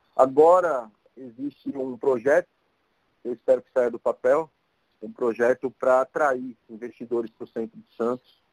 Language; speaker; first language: Portuguese; native; Portuguese